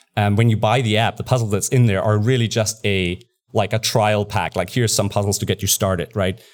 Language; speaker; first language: English; non-native, fluent; German